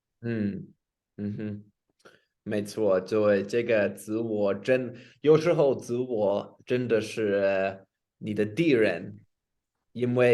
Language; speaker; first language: Chinese; non-native, fluent; English